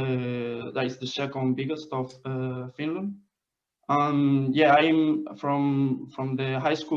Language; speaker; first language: English; non-native, fluent; Spanish